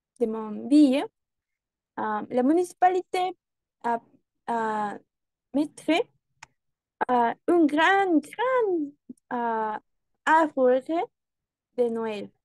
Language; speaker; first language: French; non-native, learner; Spanish